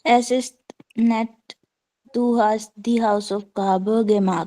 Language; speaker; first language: German; non-native, learner; Hindi